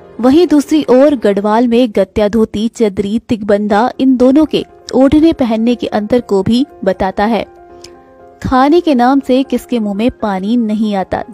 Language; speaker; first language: Hindi; native; Hindi